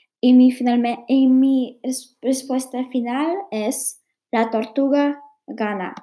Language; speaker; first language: Spanish; non-native, learner; English